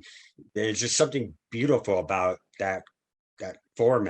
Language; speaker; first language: English; native; English